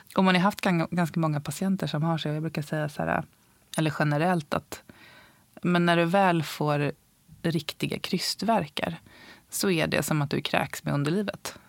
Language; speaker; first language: Swedish; native; Swedish